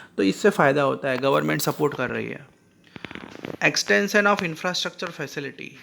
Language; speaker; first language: Hindi; native; Hindi